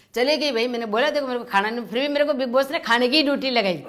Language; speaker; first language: Hindi; native; Hindi